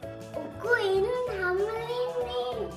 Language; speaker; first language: Mongolian; early bilingual, heritage; Mongolian